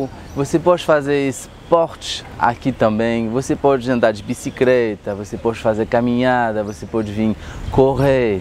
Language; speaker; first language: Portuguese; non-native, fluent; French